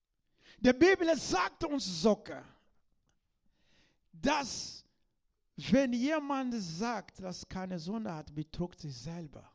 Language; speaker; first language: German; non-native, learner; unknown